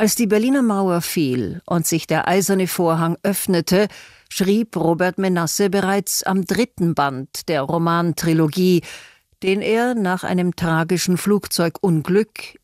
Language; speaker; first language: German; native; German